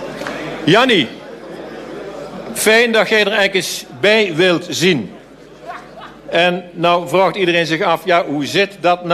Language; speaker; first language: Dutch; native; Dutch